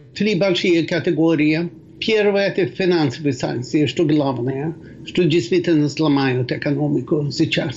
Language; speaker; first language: Russian; non-native, fluent; Swedish